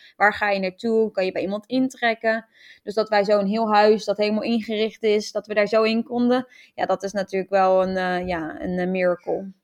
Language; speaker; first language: Dutch; native; Dutch